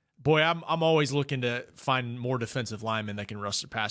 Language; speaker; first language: English; native; English